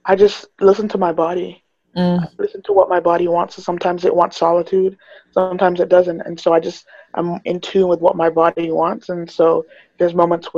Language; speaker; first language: English; native; English